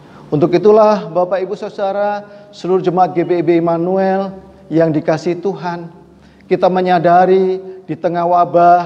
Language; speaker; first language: Indonesian; native; Indonesian